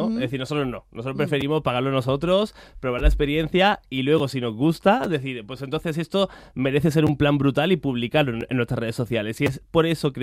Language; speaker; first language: Spanish; native; Spanish